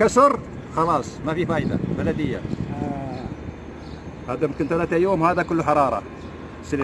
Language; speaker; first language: Arabic; non-native, learner; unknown